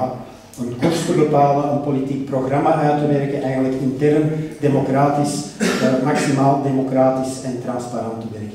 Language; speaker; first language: Dutch; native; Dutch